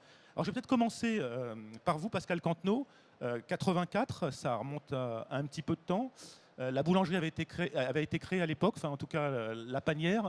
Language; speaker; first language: French; native; French